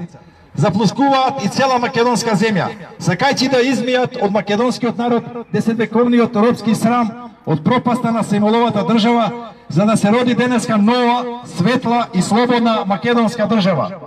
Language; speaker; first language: Macedonian; native; Macedonian